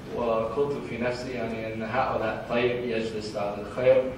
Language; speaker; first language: Arabic; non-native, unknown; English